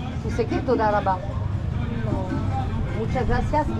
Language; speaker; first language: Spanish; non-native, learner; French